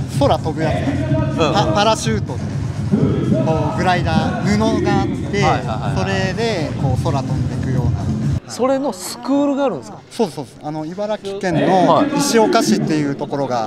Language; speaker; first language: Japanese; native; Japanese